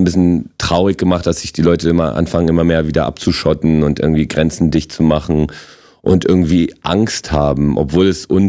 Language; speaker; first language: German; non-native, local second language; Polish